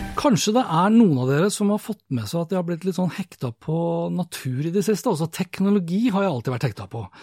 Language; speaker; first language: Norwegian; native; Norwegian